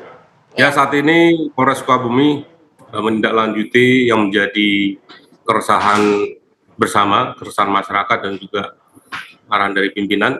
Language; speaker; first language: Indonesian; native; Indonesian